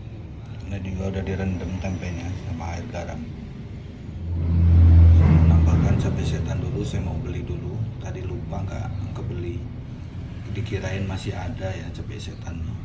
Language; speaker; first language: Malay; non-native, local second language; Javanese